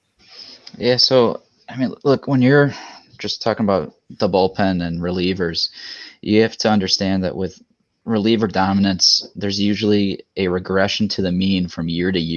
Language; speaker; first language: English; native; English